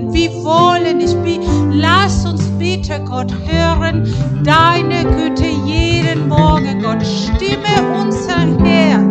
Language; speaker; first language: German; non-native, fluent; Spanish